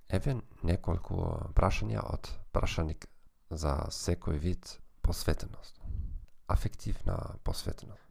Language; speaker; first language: Macedonian; non-native, learner; German